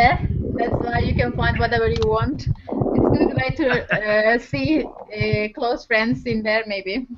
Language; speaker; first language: English; non-native, learner; Turkish